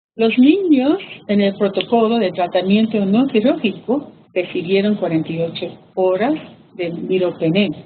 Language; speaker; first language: Spanish; early bilingual, heritage; Spanish